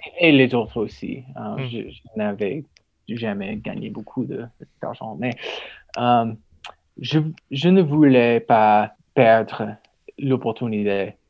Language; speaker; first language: French; non-native, learner; English